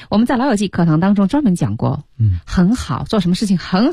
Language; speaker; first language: Chinese; native; Chinese